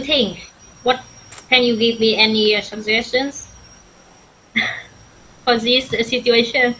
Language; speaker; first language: English; non-native, learner; Vietnamese